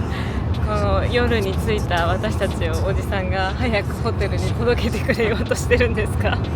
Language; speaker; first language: Japanese; native; Japanese